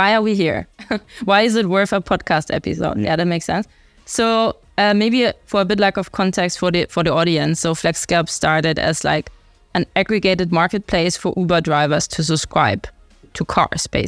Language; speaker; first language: English; non-native, fluent; German